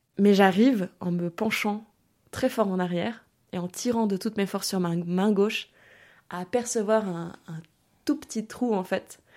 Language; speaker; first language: French; early bilingual, other home language; German